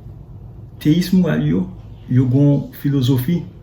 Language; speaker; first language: French; non-native, learner; Haitian Creole